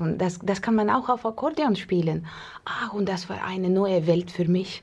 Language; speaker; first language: German; non-native, learner; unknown